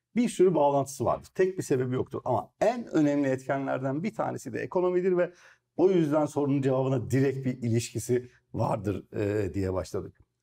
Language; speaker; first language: Turkish; native; Turkish